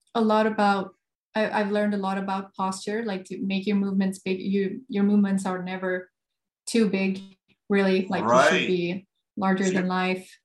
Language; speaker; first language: English; non-native, fluent; Swedish